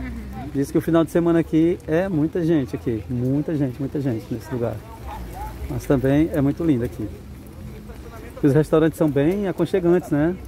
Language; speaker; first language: Portuguese; native; Portuguese